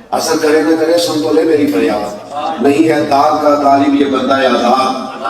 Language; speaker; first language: Urdu; non-native, local second language; Punjabi